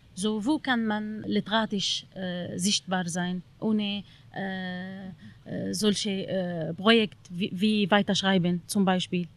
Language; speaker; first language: German; non-native, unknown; Arabic